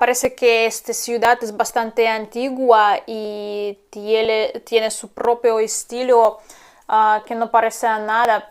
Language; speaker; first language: Spanish; non-native, fluent; Russian